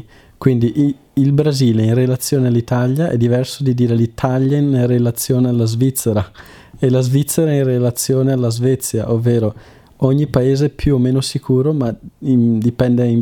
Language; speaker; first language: Italian; native; Italian